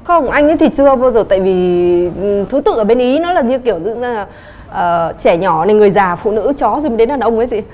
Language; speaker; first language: Vietnamese; native; Vietnamese